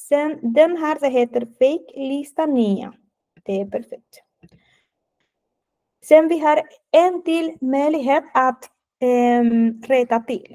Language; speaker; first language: Swedish; non-native, fluent; Spanish